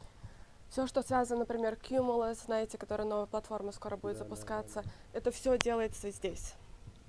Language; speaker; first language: Russian; native; Russian